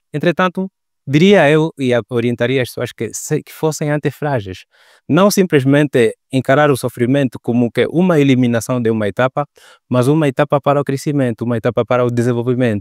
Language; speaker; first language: Portuguese; native; Portuguese